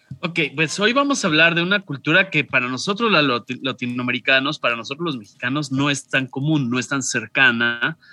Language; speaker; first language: Spanish; native; Spanish